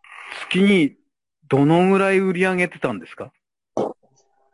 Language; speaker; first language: Japanese; native; Japanese